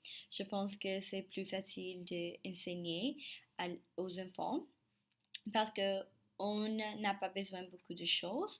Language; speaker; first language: French; non-native, learner; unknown